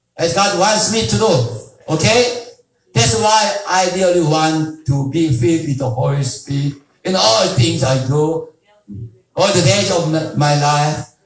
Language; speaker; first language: English; non-native, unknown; Korean